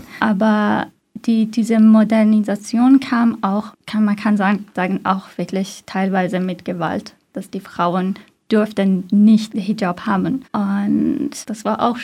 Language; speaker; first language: German; non-native, fluent; Persian